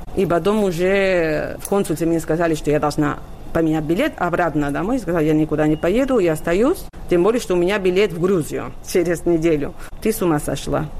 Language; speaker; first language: Russian; non-native, fluent; Catalan